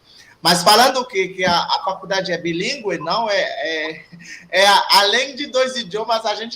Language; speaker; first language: Portuguese; non-native, fluent; Haitian Creole